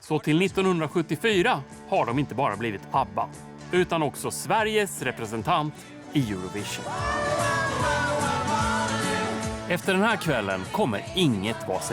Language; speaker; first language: Swedish; native; Swedish